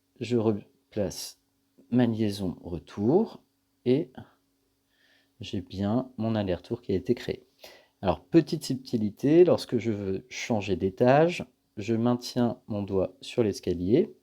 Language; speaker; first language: French; native; French